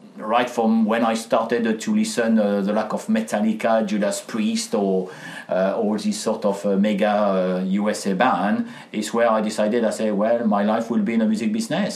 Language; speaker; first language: English; non-native, fluent; French